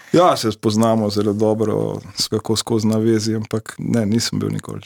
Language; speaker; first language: Slovenian; native; Slovenian